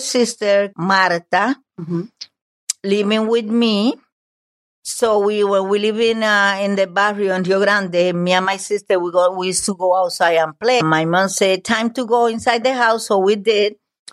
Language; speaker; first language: English; non-native, fluent; Spanish